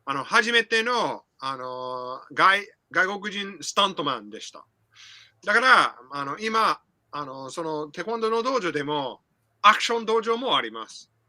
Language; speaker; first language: Japanese; non-native, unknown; English